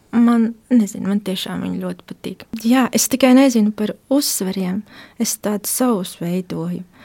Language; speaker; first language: Latvian; native; Latvian